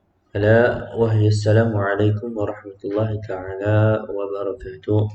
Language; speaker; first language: Arabic; non-native, fluent; Malay